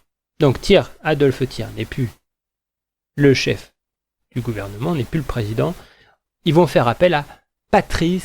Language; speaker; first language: French; native; French